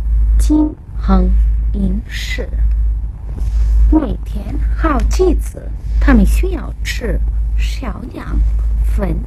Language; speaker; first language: Chinese; non-native, fluent; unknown